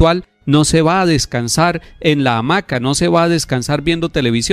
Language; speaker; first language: Spanish; native; Spanish